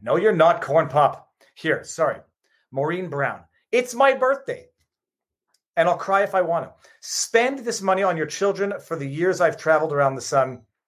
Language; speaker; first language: English; native; English